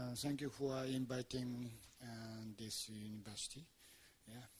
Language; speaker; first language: English; non-native, learner; Japanese